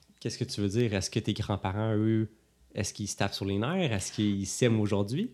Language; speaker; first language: French; native; French